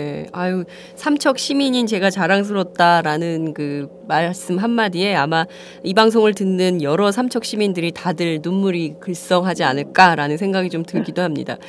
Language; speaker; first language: Korean; native; Korean